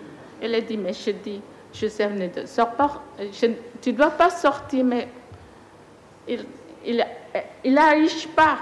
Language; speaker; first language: French; non-native, learner; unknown